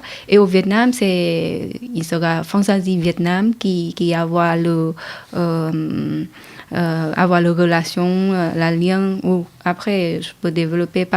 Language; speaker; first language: French; non-native, learner; Vietnamese